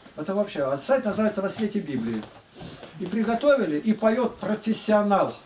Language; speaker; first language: Russian; native; Russian